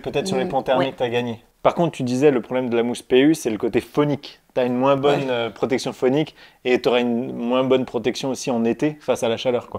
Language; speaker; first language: French; native; French